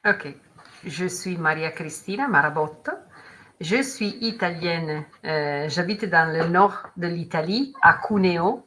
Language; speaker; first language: French; non-native, learner; Italian